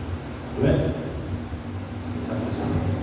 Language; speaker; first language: Spanish; non-native, fluent; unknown